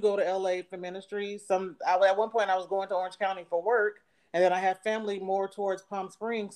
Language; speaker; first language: English; native; English